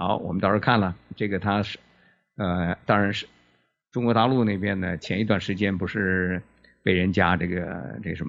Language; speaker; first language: Chinese; native; Chinese